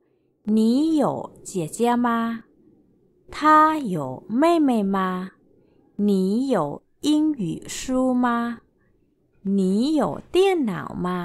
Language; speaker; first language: Chinese; non-native, fluent; Thai